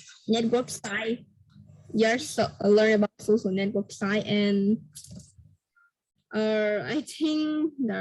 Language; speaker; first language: English; non-native, learner; Vietnamese